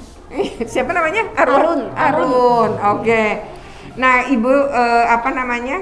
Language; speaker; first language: Indonesian; native; Indonesian